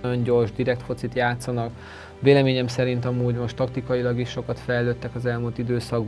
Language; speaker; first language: Hungarian; native; Hungarian